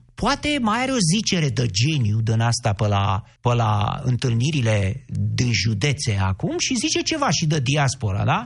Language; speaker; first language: Romanian; native; Romanian